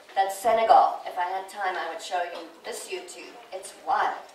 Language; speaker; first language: English; native; English